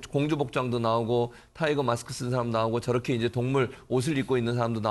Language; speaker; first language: Korean; native; Korean